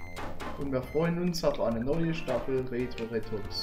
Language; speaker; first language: German; native; German